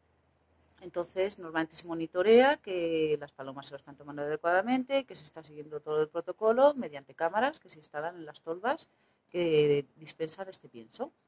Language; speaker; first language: Spanish; native; Spanish